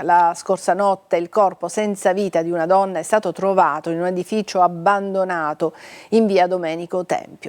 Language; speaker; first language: Italian; native; Italian